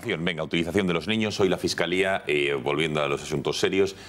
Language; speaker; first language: Spanish; native; Spanish